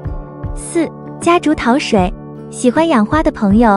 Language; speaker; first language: Chinese; native; Chinese